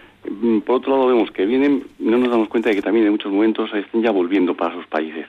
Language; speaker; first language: Spanish; native; Spanish